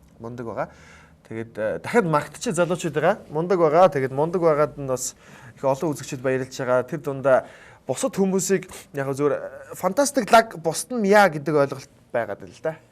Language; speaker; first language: Mongolian; native; Mongolian